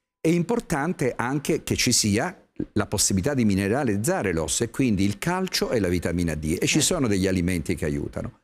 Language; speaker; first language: Italian; native; Italian